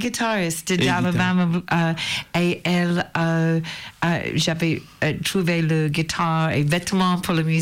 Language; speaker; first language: French; non-native, learner; English